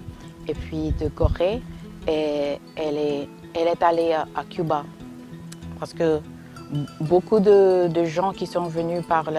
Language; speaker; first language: French; non-native, fluent; English